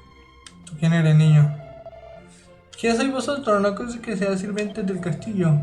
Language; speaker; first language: Spanish; native; Spanish